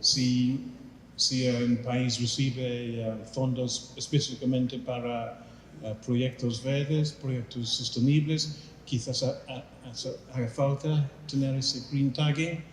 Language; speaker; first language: Spanish; non-native, fluent; English